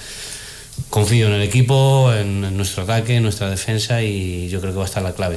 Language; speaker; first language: Spanish; native; Spanish